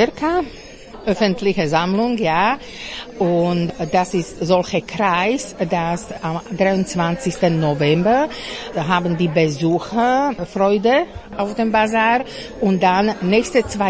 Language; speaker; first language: German; non-native, fluent; Slovak